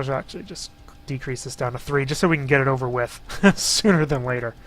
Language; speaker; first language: English; native; English